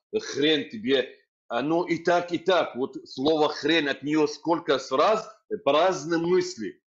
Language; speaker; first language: Russian; non-native, fluent; Arabic